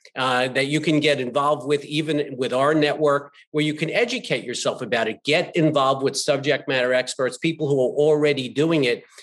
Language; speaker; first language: English; native; English